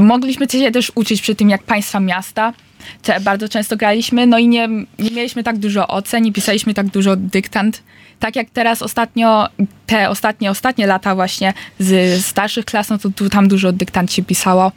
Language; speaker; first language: Polish; early bilingual, heritage; Polish